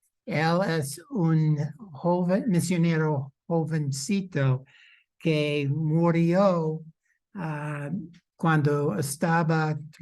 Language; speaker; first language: Spanish; non-native, fluent; English